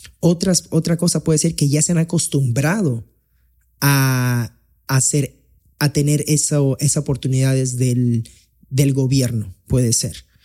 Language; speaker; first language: Spanish; early bilingual, heritage; Spanish